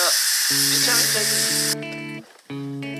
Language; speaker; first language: Japanese; native; Japanese